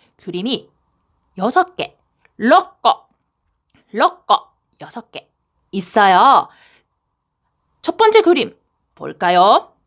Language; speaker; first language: Korean; non-native, fluent; Japanese